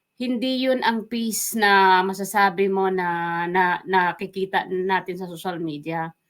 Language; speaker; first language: Filipino; non-native, local second language; Waray